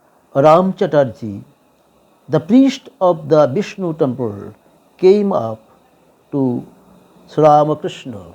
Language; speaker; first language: English; non-native, local second language; Bangla